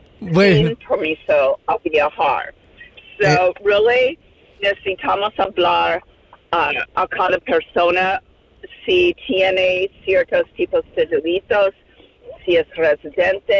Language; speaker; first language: Spanish; non-native, learner; English